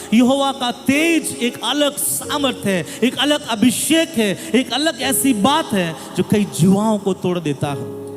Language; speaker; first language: Hindi; non-native, local second language; Bangla